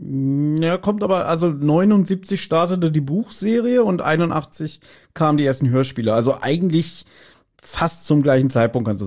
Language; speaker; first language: German; native; German